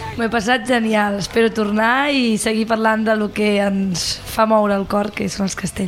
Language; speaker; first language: Catalan; native; Catalan